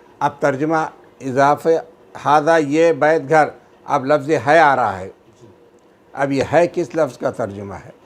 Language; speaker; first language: Urdu; native; Urdu